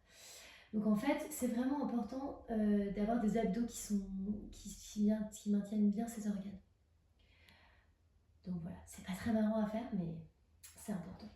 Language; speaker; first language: French; native; French